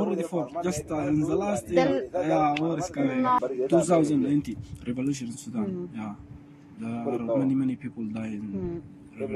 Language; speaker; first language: English; non-native, learner; Arabic